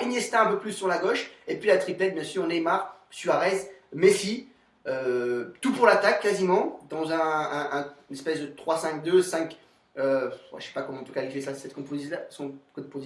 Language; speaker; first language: French; native; French